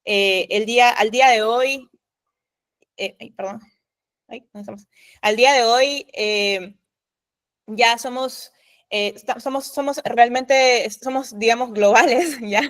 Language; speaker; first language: Spanish; native; Spanish